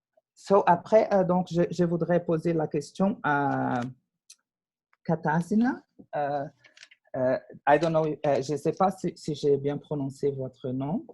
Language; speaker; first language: French; non-native, fluent; Portuguese